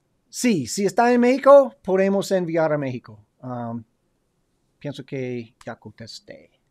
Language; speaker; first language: Spanish; non-native, learner; English